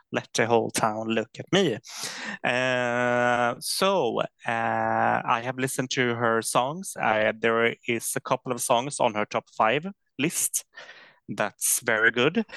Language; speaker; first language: English; non-native, fluent; Swedish